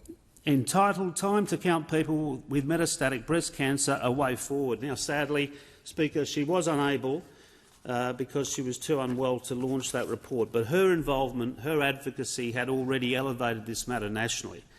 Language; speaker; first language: English; native; English